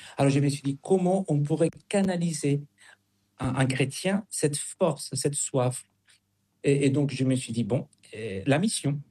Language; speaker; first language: French; non-native, fluent; Spanish